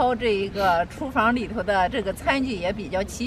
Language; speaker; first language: Chinese; native; Chinese